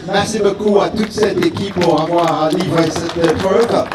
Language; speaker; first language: French; non-native, fluent; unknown